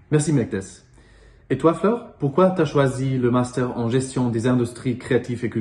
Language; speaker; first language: French; non-native, learner; Dutch